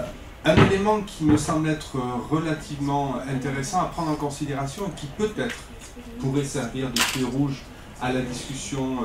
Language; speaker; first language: French; native; French